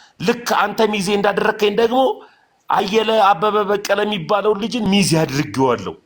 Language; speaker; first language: Amharic; non-native, local second language; Oromo